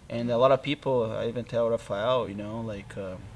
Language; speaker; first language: English; non-native, fluent; Portuguese